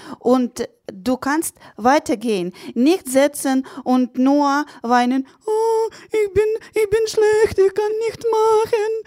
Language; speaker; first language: German; non-native, learner; Ukrainian